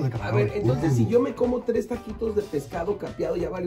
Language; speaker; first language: Spanish; native; Spanish